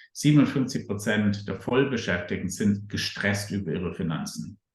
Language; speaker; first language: German; native; German